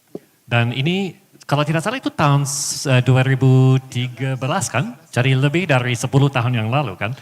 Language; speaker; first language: Indonesian; non-native, fluent; English